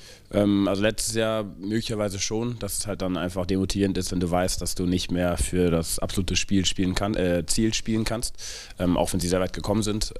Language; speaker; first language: German; native; German